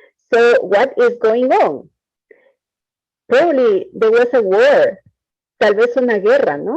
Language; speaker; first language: English; non-native, fluent; Spanish